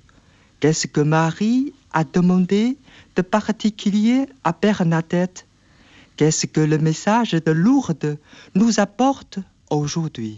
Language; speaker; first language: French; non-native, fluent; Chinese